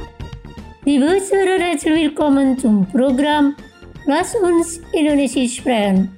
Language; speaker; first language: German; non-native, local second language; Indonesian